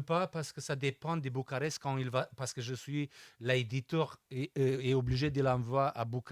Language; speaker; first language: French; non-native, fluent; Romanian